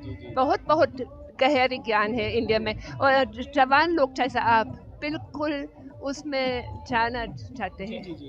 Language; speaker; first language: Hindi; non-native, learner; German